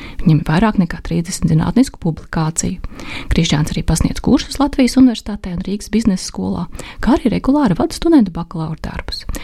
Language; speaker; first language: Latvian; native; Latvian